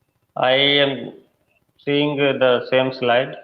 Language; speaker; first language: English; non-native, learner; Hindi